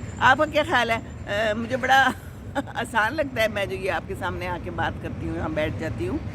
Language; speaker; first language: Urdu; non-native, local second language; Pashto